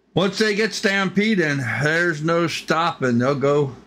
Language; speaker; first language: English; native; English